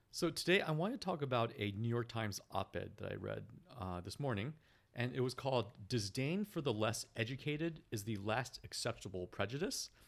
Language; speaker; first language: English; native; English